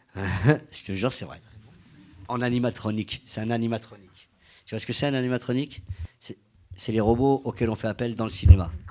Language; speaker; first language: French; native; French